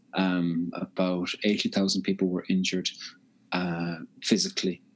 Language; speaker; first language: English; native; English